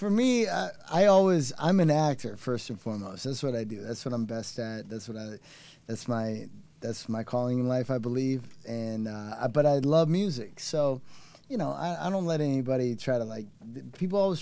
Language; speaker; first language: English; native; English